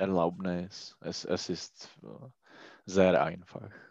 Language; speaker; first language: German; non-native, learner; Czech